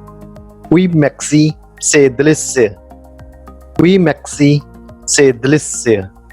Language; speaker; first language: French; non-native, fluent; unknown